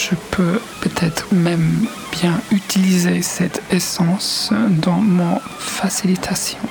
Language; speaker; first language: French; non-native, fluent; English